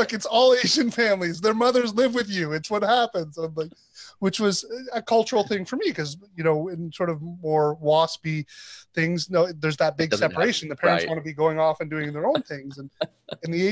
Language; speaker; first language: English; native; English